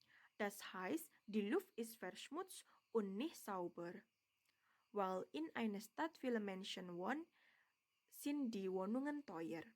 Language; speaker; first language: German; non-native, learner; Indonesian